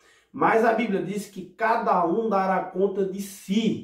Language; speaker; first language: Portuguese; native; Portuguese